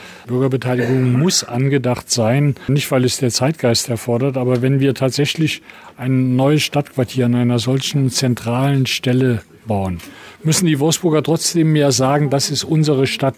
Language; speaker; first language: German; native; German